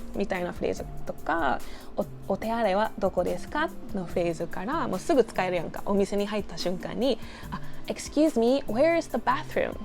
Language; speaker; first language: Japanese; non-native, fluent; English